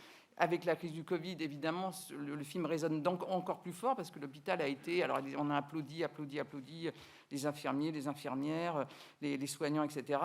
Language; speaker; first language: French; native; French